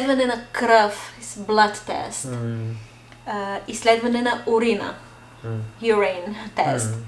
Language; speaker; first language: Bulgarian; non-native, fluent; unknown